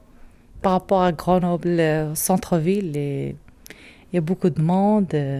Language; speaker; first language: French; non-native, learner; Arabic